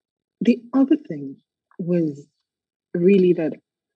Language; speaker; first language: English; non-native, local second language; Yoruba